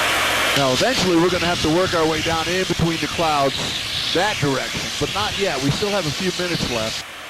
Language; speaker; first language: English; native; English